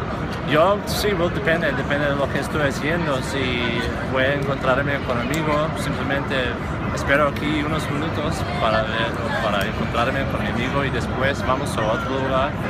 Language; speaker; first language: Spanish; non-native, fluent; English